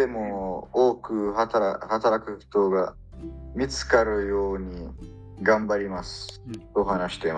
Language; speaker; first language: Japanese; non-native, learner; Arabic